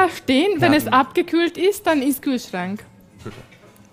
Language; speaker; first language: German; non-native, fluent; Hungarian